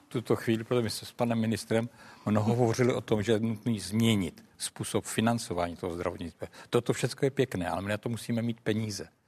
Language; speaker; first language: Czech; native; Czech